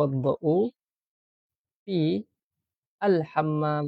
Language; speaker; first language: Arabic; non-native, fluent; Malay